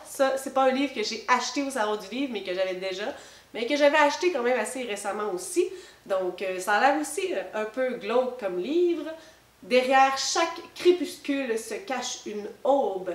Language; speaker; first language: French; native; French